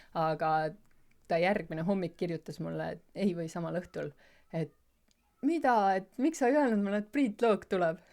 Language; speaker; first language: Estonian; native; Estonian